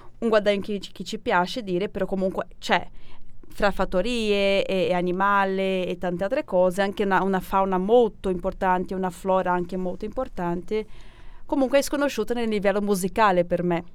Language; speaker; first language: Italian; non-native, fluent; Portuguese